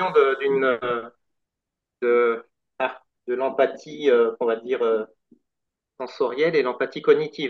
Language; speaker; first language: French; native; French